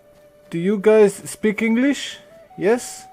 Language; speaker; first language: English; non-native, learner; French